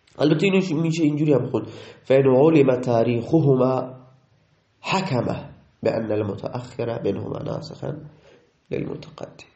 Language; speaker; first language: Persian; non-native, local second language; Baluchi